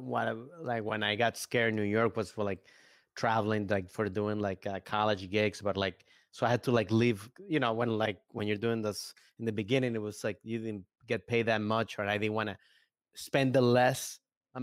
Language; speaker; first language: English; native; English